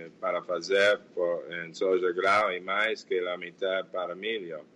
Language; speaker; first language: Portuguese; non-native, fluent; English